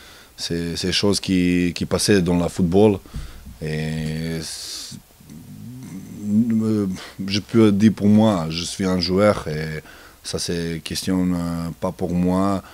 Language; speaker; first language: French; non-native, learner; Serbian